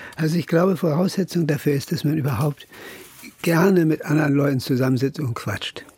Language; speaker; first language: German; native; German